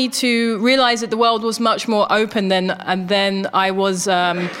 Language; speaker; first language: English; native; English